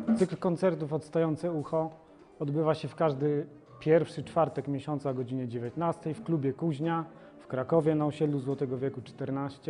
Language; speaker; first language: Polish; native; Polish